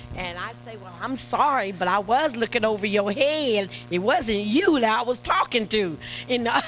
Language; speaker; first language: English; native; English